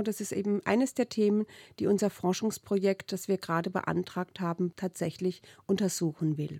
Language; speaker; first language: German; native; German